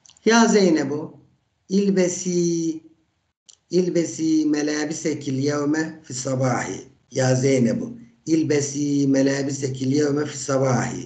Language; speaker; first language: Arabic; non-native, fluent; Turkish